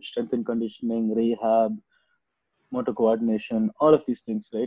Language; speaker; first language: English; non-native, local second language; Tamil